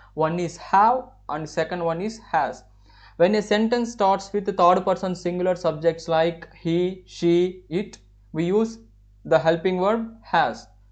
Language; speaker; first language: English; non-native, local second language; Telugu